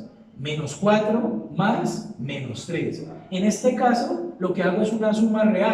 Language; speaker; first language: Spanish; native; Spanish